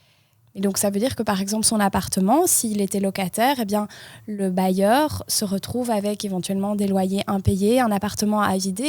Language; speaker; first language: French; native; French